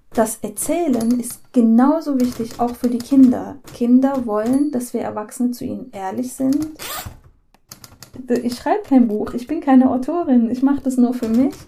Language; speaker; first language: German; early bilingual, other home language; Persian